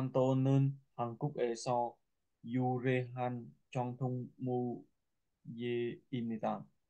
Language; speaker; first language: Korean; non-native, learner; Vietnamese